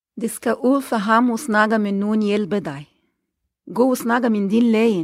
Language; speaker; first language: Danish; non-native, learner; Arabic